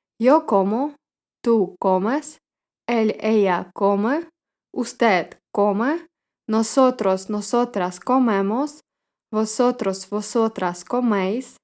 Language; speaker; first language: Spanish; non-native, fluent; Ukrainian